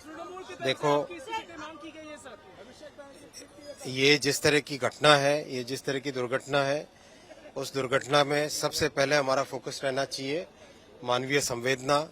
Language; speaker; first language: Hindi; native; Hindi